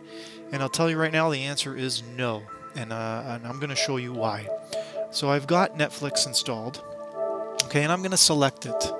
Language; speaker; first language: English; native; English